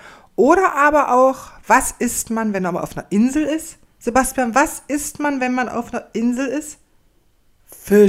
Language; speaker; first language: German; native; German